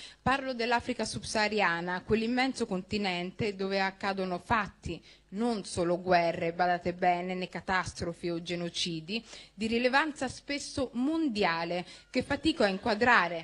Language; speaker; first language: Italian; early bilingual, other home language; Somali